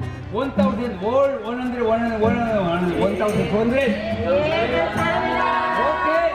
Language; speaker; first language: English; non-native, learner; Korean